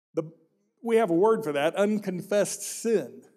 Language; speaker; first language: English; native; English